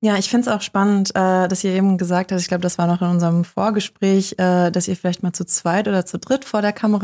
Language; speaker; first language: German; native; German